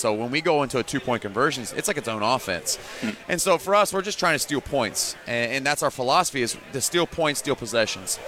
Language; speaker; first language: English; native; English